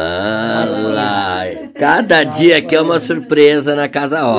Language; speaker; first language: Portuguese; native; Portuguese